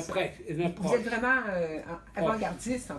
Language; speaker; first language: French; native; French